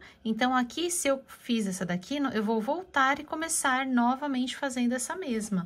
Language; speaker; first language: Portuguese; native; Portuguese